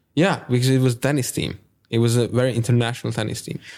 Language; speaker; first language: English; non-native, fluent; Hungarian